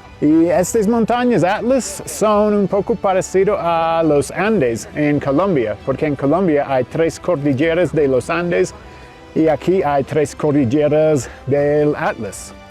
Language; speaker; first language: Spanish; non-native, fluent; English